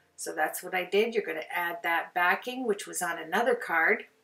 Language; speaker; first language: English; native; English